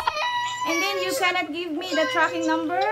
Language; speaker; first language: English; non-native, local second language; Filipino